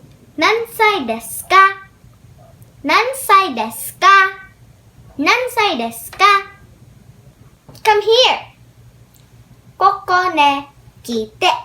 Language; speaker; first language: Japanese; non-native, learner; Filipino